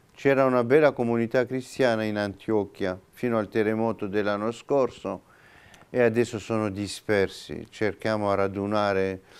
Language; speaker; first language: Italian; non-native, fluent; Turkish